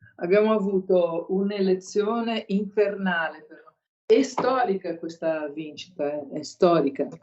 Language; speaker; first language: Italian; non-native, fluent; Portuguese